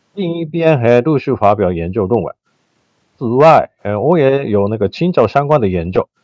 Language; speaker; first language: Chinese; non-native, fluent; Japanese